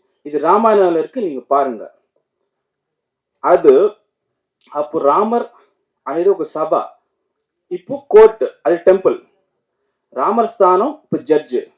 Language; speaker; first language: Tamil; non-native, learner; Telugu